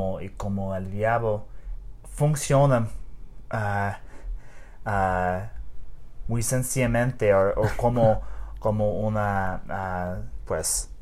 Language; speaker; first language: Spanish; non-native, learner; English